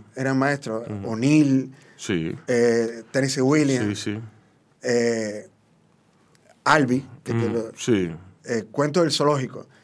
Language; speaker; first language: Spanish; native; Spanish